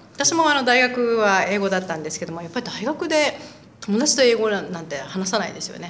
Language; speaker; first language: Japanese; native; Japanese